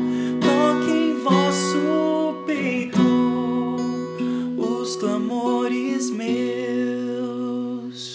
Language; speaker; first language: Portuguese; native; Portuguese